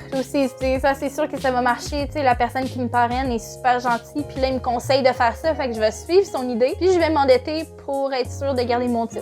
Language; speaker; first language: French; native; French